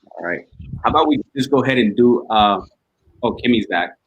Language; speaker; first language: English; early bilingual, other home language; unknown